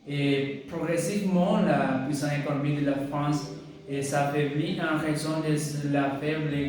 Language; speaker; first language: French; non-native, learner; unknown